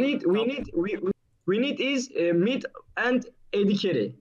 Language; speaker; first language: English; non-native, learner; Turkish